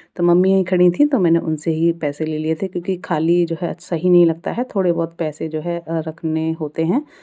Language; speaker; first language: Hindi; native; Hindi